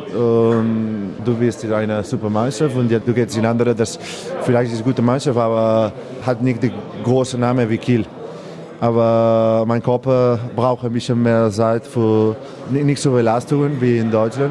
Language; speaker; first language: German; non-native, learner; Spanish